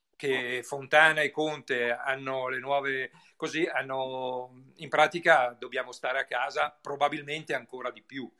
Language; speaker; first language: Italian; native; Italian